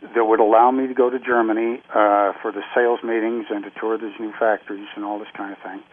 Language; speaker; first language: English; native; English